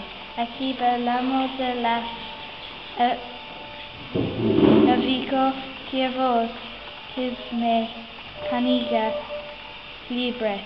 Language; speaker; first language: Spanish; non-native, learner; English